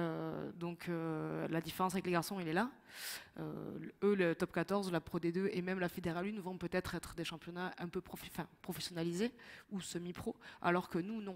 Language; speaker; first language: French; native; French